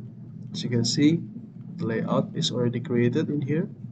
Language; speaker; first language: English; non-native, fluent; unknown